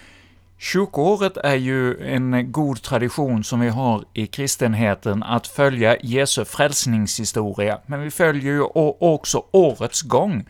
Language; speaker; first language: Swedish; native; Swedish